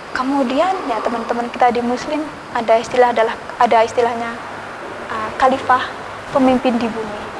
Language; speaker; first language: Indonesian; native; Indonesian